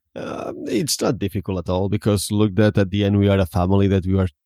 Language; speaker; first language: English; non-native, fluent; Spanish